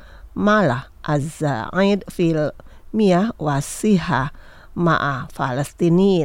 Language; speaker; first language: Arabic; non-native, fluent; Indonesian